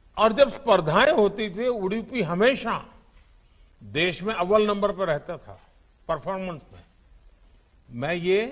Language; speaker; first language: Hindi; non-native, local second language; Gujarati